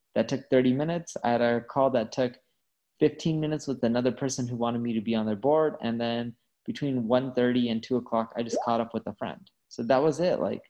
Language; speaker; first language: English; native; English